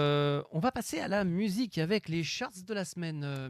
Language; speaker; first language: French; native; French